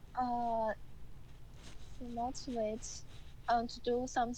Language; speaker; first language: English; non-native, learner; Chinese